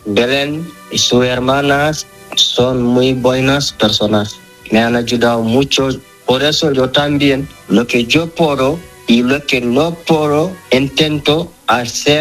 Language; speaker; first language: Spanish; non-native, learner; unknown